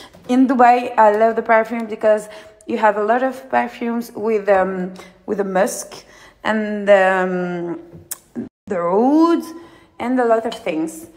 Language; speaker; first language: English; non-native, learner; French